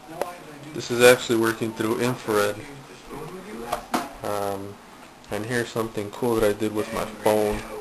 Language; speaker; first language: English; native; English